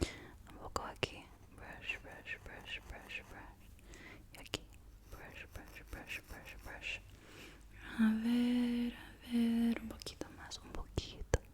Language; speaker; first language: Spanish; non-native, learner; English